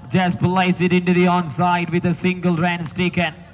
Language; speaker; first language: English; non-native, local second language; Malayalam